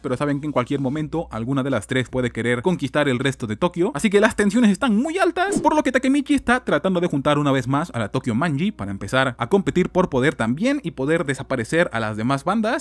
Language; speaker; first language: Spanish; native; Spanish